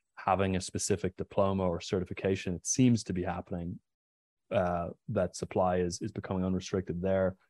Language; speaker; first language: English; native; English